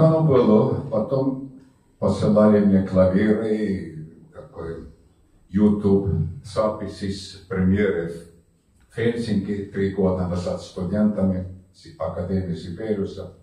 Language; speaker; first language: Russian; native; Russian